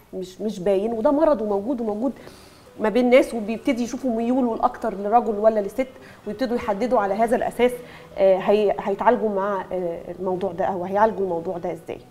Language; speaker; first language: Arabic; native; Arabic